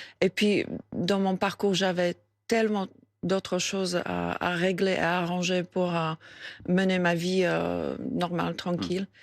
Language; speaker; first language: French; non-native, fluent; Slovak